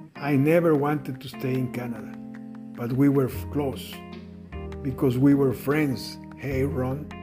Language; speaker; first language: English; non-native, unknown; Spanish